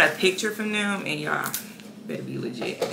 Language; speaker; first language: English; native; English